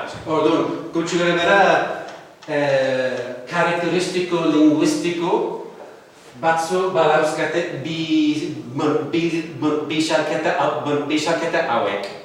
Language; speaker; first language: Basque; non-native, fluent; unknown